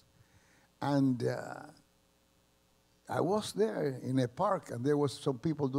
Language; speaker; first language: English; early bilingual, other home language; Spanish